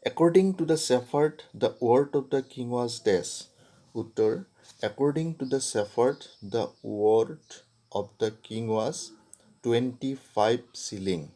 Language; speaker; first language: English; non-native, local second language; Assamese